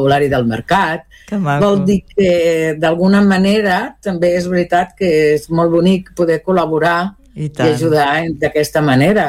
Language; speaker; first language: Catalan; non-native, local second language; Spanish